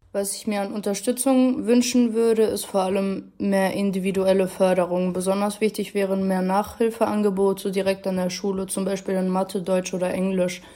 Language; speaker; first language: German; early bilingual, other home language; Arabic